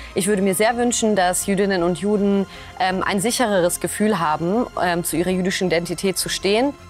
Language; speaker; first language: German; early bilingual, other home language; Russian